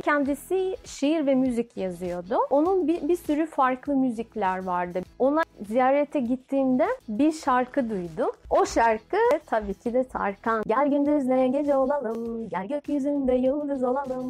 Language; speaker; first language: Turkish; non-native, fluent; Russian